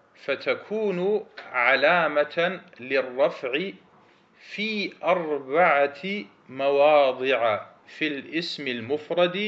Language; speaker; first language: Arabic; early bilingual, heritage; Arabic